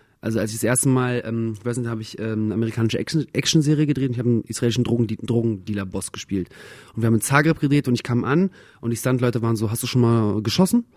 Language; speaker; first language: German; early bilingual, other home language; Russian